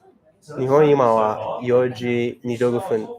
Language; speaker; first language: Japanese; non-native, fluent; English